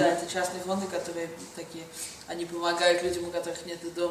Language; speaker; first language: Russian; early bilingual, heritage; Russian